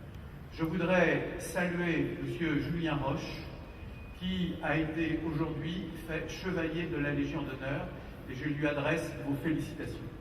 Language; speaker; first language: French; native; French